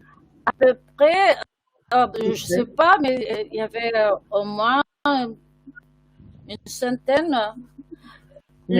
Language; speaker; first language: French; non-native, fluent; Spanish